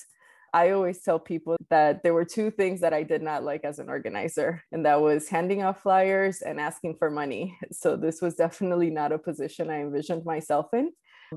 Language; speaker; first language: English; early bilingual, other home language; Spanish